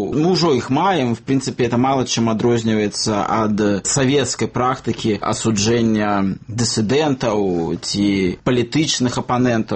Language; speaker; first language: Belarusian; native; Belarusian